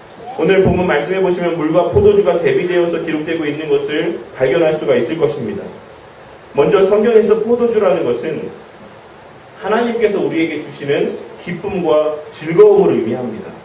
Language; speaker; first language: Korean; native; Korean